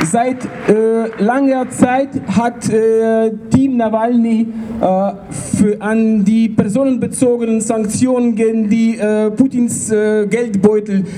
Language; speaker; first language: German; non-native, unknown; Russian